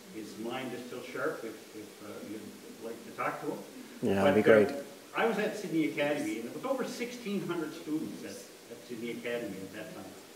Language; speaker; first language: English; native; English